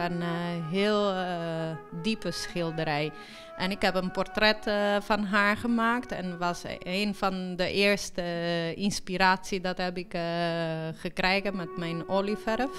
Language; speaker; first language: Dutch; early bilingual, heritage; Italian